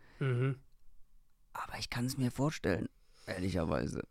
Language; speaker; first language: German; native; German